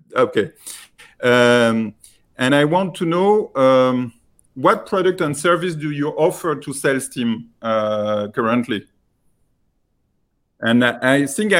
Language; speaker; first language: English; non-native, fluent; French